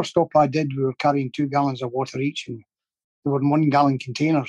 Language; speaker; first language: English; native; English